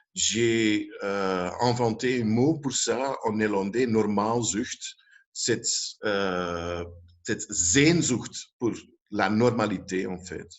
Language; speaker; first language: French; non-native, local second language; Dutch